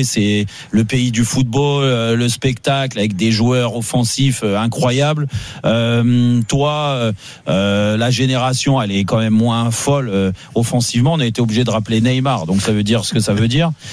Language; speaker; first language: French; native; French